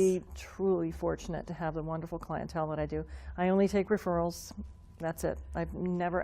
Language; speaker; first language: English; native; English